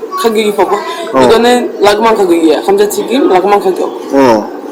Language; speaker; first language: Korean; non-native, learner; Uzbek